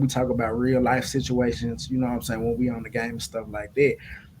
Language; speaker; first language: English; native; English